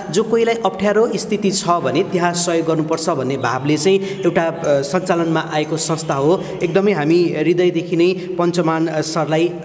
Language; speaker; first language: Nepali; native; Nepali